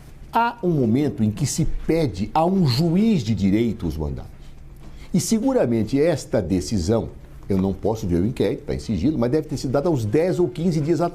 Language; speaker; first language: Portuguese; native; Portuguese